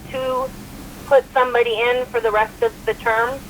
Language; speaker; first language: English; native; English